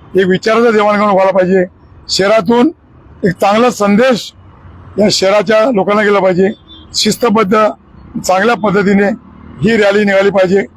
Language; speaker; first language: Marathi; non-native, local second language; Lambadi